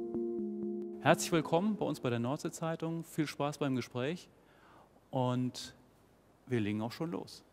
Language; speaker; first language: German; native; German